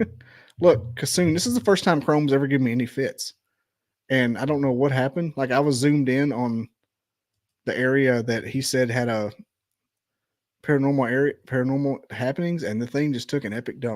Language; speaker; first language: English; native; English